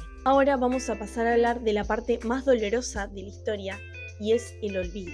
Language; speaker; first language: Spanish; native; Spanish